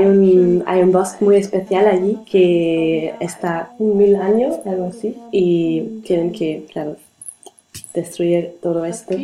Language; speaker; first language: Spanish; non-native, learner; German